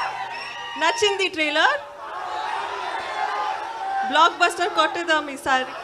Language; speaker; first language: Telugu; non-native, learner; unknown